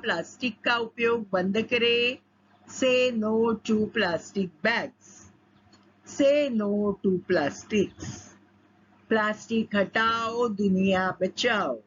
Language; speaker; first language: Hindi; non-native, local second language; Marathi